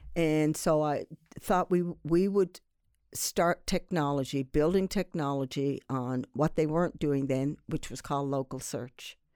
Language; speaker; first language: English; native; English